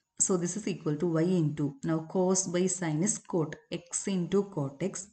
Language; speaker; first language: English; non-native, local second language; Malayalam